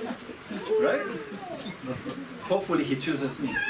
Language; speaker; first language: English; non-native, fluent; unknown